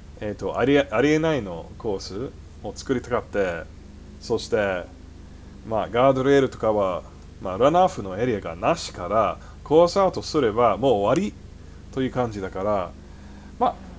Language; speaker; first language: Japanese; non-native, fluent; English